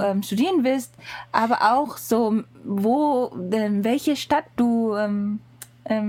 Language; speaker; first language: German; non-native, learner; Japanese